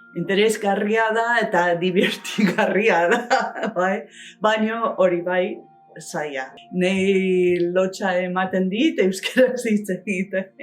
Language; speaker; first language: Basque; non-native, learner; English